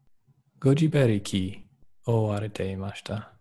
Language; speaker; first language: Japanese; non-native, learner; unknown